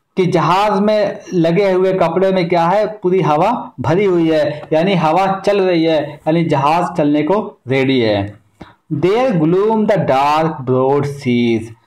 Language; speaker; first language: Hindi; native; Hindi